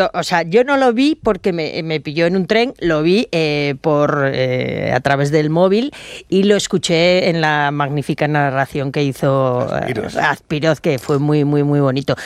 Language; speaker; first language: Spanish; native; Spanish